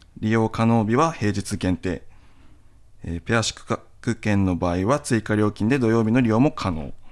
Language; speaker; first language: Japanese; native; Japanese